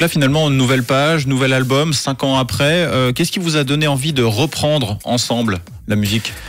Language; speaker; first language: French; native; French